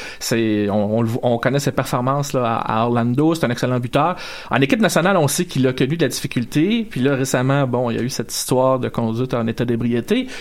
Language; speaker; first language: French; native; French